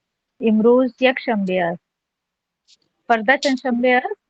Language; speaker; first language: Persian; non-native, learner; Urdu